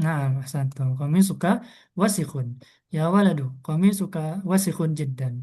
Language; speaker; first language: Arabic; non-native, fluent; Indonesian